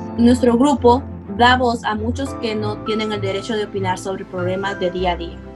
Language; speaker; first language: Spanish; early bilingual, other home language; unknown